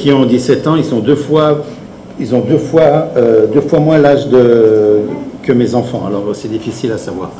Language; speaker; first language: French; native; French